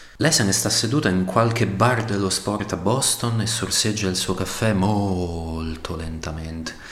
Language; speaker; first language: Italian; native; Italian